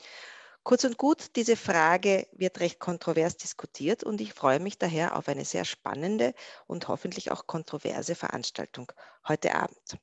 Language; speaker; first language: German; native; German